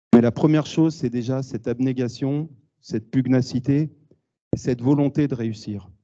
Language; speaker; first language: French; native; French